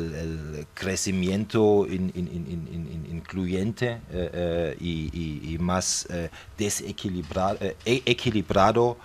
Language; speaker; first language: Spanish; non-native, fluent; German